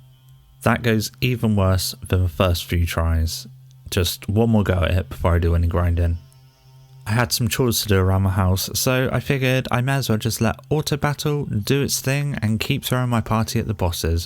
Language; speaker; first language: English; native; English